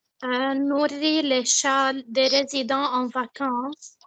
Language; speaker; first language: French; non-native, learner; Arabic